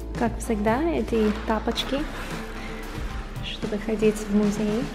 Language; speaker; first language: Russian; non-native, learner; English